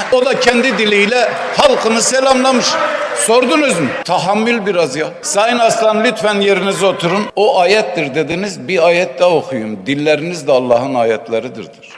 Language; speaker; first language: Turkish; native; Turkish